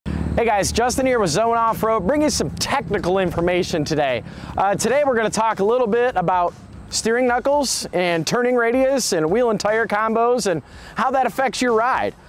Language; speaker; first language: English; native; English